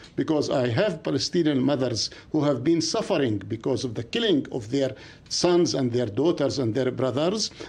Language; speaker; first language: English; non-native, fluent; Arabic